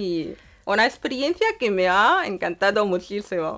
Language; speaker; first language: Spanish; non-native, fluent; Arabic